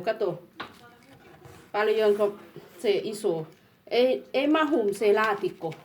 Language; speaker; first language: Finnish; non-native, learner; Thai